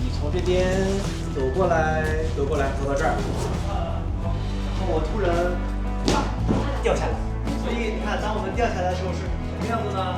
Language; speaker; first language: Chinese; native; Chinese